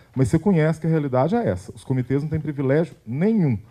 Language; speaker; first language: Portuguese; native; Portuguese